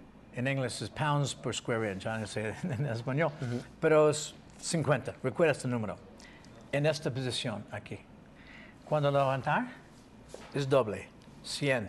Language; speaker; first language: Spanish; non-native, learner; English